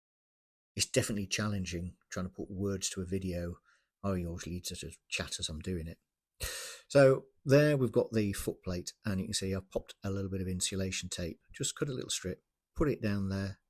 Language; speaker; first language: English; native; English